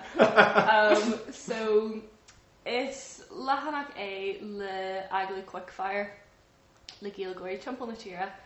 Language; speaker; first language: Irish; non-native, local second language; English